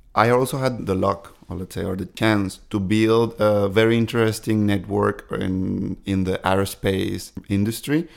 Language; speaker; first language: English; non-native, fluent; Spanish